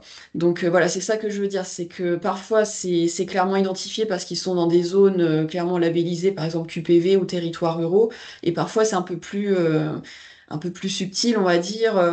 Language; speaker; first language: French; native; French